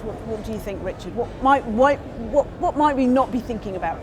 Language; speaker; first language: English; native; English